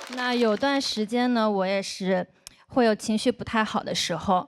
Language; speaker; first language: Chinese; native; Chinese